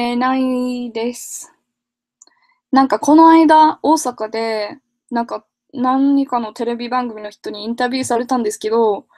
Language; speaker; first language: Japanese; non-native, fluent; English